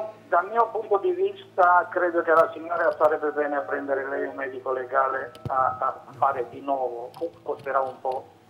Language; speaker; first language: Italian; non-native, learner; Romanian